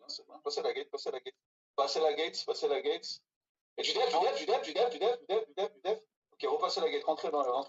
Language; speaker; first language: French; native; French